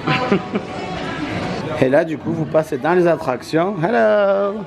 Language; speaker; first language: French; native; French